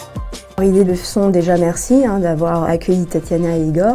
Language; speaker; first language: French; native; French